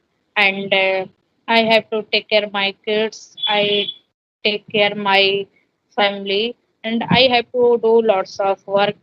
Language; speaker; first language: English; non-native, learner; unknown